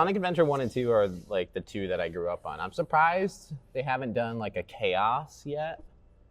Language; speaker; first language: English; native; English